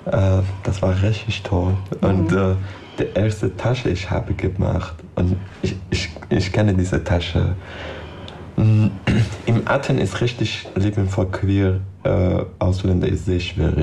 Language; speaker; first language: German; non-native, learner; Persian